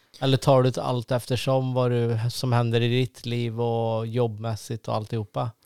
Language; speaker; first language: Swedish; native; Swedish